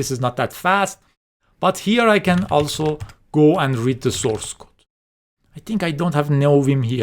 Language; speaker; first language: English; non-native, fluent; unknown